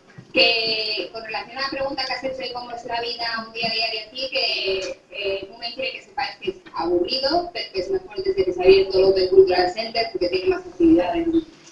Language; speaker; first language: Spanish; native; Spanish